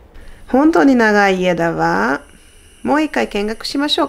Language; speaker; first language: Japanese; non-native, fluent; Hungarian